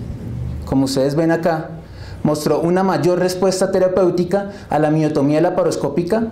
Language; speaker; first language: Spanish; native; Spanish